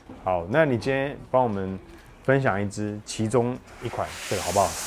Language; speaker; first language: Chinese; native; Chinese